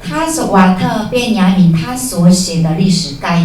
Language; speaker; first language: Chinese; native; Chinese